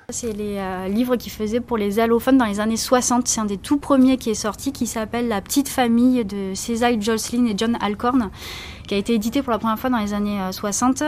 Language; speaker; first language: French; native; French